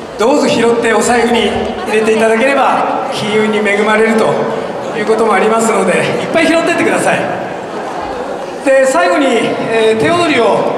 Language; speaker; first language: Japanese; native; Japanese